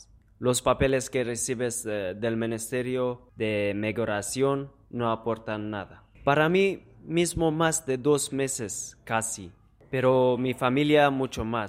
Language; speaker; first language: Spanish; non-native, learner; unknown